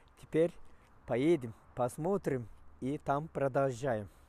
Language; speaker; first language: Russian; non-native, fluent; Turkish